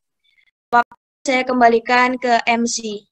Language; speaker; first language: Indonesian; native; Indonesian